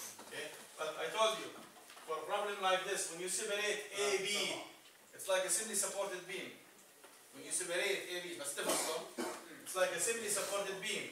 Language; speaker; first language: English; non-native, fluent; Arabic